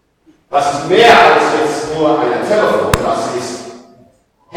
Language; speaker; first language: German; non-native, learner; English